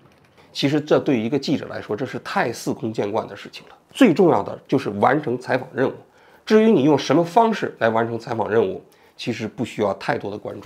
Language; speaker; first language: Chinese; native; Chinese